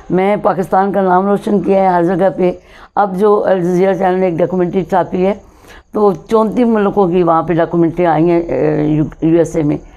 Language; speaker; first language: Urdu; non-native, local second language; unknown